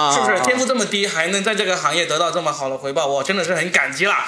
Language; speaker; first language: Chinese; native; Chinese